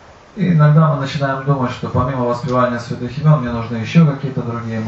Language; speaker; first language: Russian; native; Russian